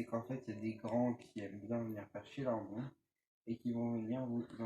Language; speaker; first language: French; native; French